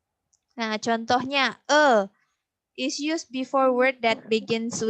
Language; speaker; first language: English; non-native, fluent; Indonesian